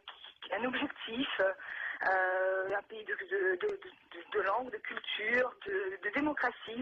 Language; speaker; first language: French; non-native, fluent; Russian